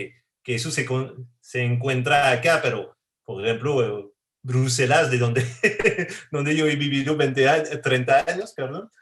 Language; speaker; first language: Spanish; non-native, fluent; French